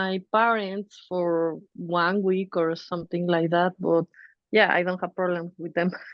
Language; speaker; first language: English; non-native, fluent; Spanish